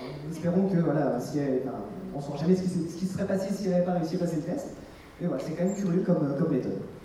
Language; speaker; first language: French; native; French